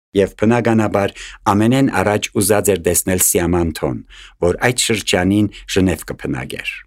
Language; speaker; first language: Armenian; native; Armenian